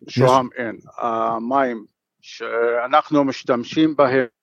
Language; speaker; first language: Hebrew; non-native, fluent; Arabic